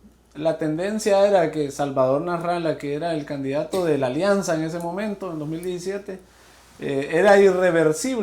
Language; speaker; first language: Spanish; native; Spanish